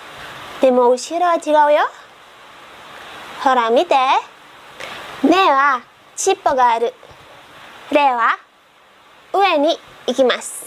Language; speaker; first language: Japanese; non-native, learner; Indonesian